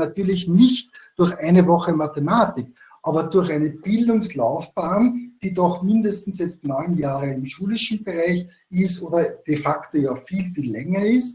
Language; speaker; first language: German; native; German